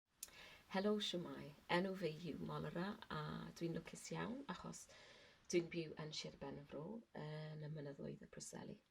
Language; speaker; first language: Welsh; non-native, learner; English